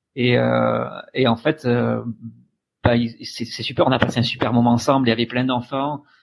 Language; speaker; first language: French; native; French